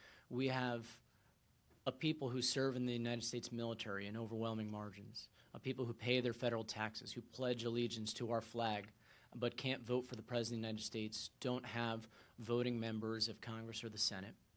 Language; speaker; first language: English; native; English